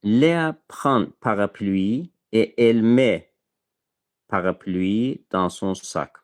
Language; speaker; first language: French; non-native, fluent; Azerbaijani